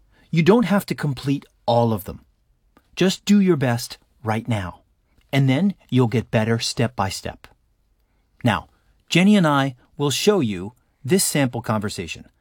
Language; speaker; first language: English; native; English